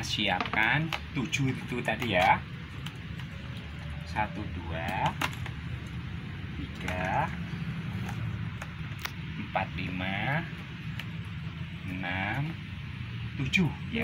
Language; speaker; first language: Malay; non-native, local second language; Javanese